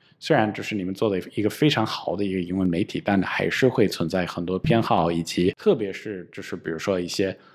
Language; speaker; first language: Chinese; non-native, fluent; English